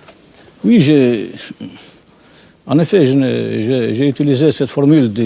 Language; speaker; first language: French; non-native, fluent; Albanian